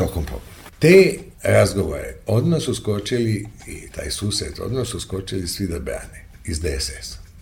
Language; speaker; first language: Serbian; native; Serbian